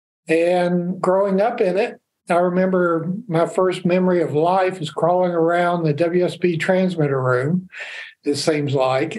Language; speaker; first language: English; native; English